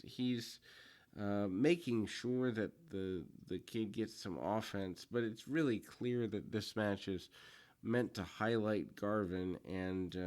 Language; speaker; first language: English; native; English